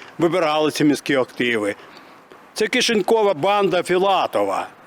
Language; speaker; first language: Ukrainian; native; Ukrainian